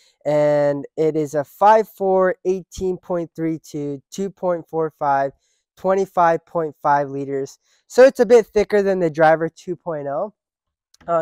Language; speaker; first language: English; early bilingual, other home language; Japanese